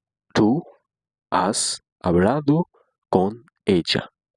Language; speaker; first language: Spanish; non-native, learner; Haitian Creole